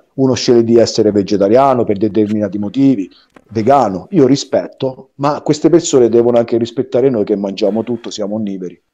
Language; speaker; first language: Italian; native; Italian